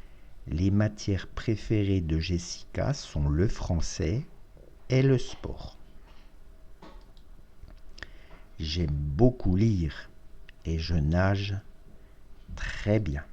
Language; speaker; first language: French; non-native, fluent; Russian